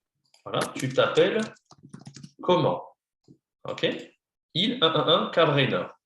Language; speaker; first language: French; non-native, fluent; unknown